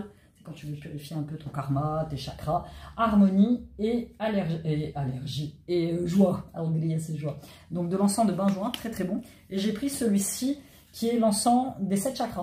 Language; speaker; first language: French; native; French